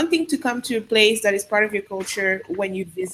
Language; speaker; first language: English; non-native, fluent; Sango